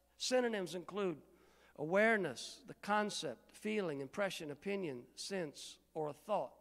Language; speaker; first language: English; native; English